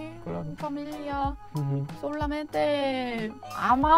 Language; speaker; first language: Spanish; non-native, learner; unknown